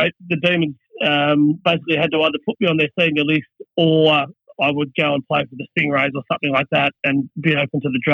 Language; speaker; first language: English; native; English